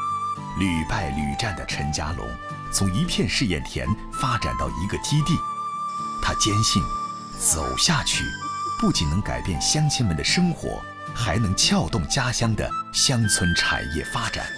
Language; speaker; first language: Chinese; native; Chinese